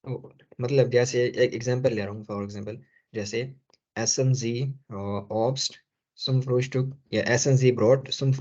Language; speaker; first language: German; non-native, fluent; Urdu